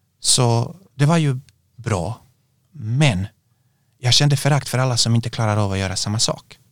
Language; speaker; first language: Swedish; non-native, fluent; Bosnian